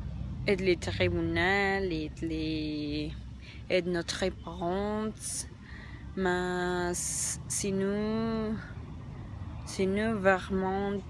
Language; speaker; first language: French; non-native, learner; Spanish